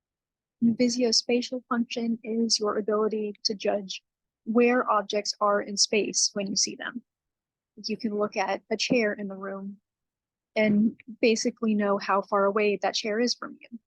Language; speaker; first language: English; native; English